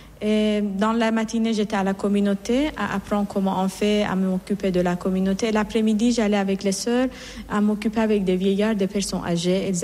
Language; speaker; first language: French; non-native, fluent; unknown